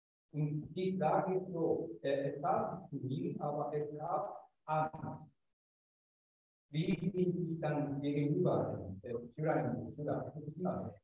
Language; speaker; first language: German; non-native, fluent; Japanese